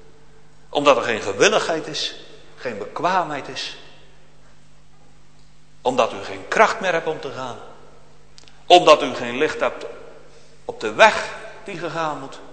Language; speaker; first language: Dutch; native; Dutch